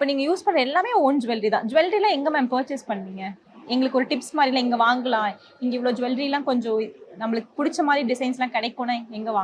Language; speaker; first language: Tamil; native; Tamil